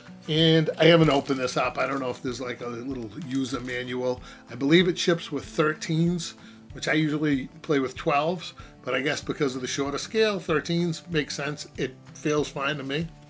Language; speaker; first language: English; native; English